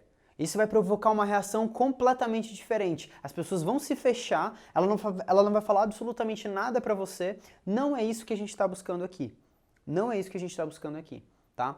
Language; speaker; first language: Portuguese; native; Portuguese